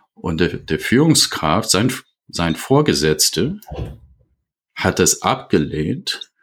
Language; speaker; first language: German; non-native, fluent; English